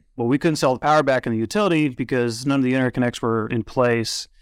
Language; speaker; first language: English; native; English